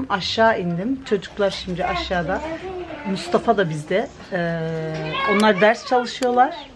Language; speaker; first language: Turkish; early bilingual, other home language; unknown